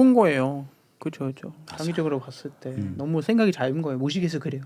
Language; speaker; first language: Korean; non-native, fluent; German